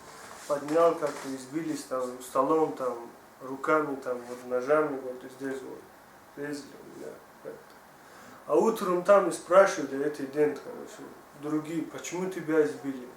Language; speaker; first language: Russian; non-native, learner; Tajik